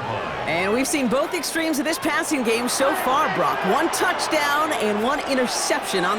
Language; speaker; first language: English; native; English